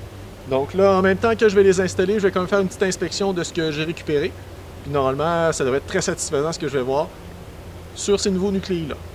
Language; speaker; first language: French; native; French